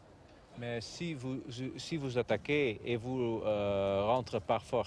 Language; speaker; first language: French; non-native, learner; Dutch